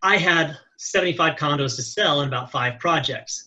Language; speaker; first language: English; native; English